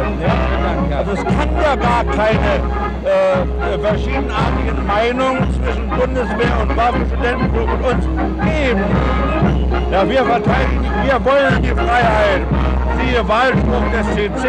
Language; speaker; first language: German; native; German